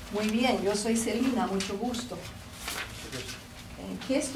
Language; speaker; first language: Spanish; non-native, fluent; Portuguese